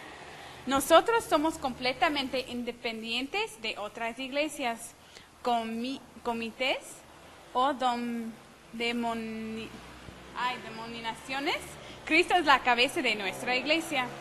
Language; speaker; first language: Spanish; non-native, fluent; English